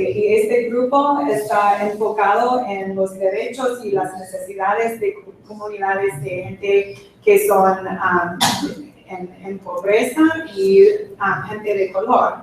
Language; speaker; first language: Spanish; non-native, fluent; English